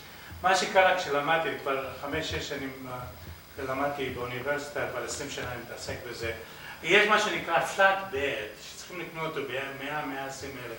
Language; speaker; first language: Hebrew; early bilingual, other home language; Arabic